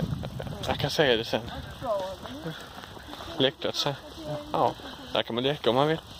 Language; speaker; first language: Swedish; native; Swedish